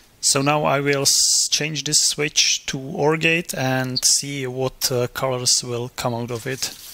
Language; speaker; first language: English; non-native, fluent; Czech